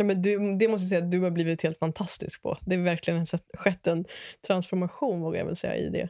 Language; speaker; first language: Swedish; native; Swedish